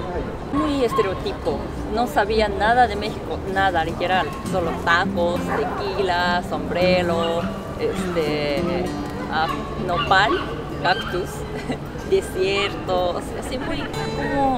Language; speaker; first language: Spanish; non-native, fluent; Japanese